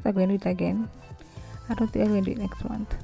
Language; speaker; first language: English; native; English